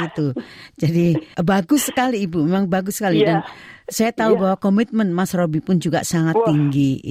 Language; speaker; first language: Indonesian; native; Indonesian